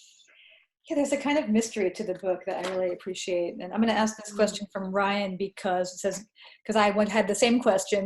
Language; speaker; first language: English; native; English